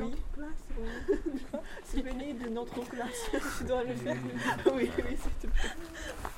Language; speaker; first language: French; non-native, learner; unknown